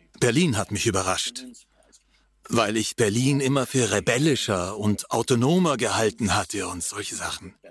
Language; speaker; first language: German; non-native, fluent; English